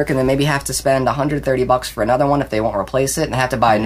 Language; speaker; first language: English; native; English